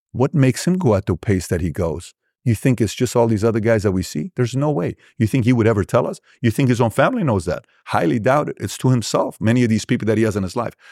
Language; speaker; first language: English; early bilingual, other home language; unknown